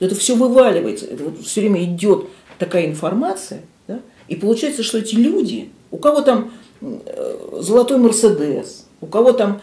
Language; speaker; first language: Russian; native; Russian